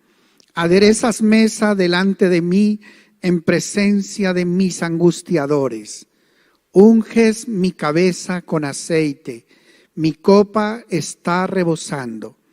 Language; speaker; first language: Spanish; native; Spanish